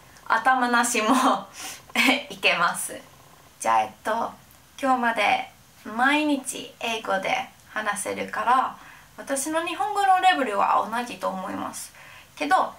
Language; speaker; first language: Japanese; non-native, learner; English